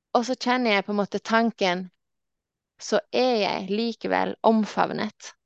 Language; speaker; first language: Norwegian; native; Norwegian